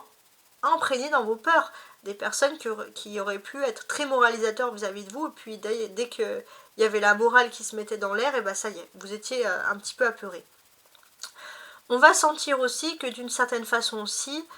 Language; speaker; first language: French; native; French